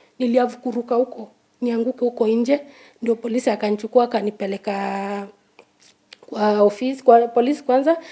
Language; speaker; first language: Swahili; non-native, local second language; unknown